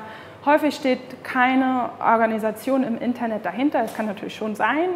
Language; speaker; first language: German; native; German